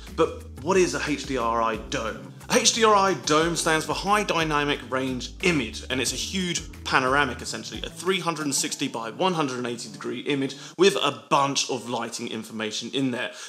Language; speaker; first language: English; native; English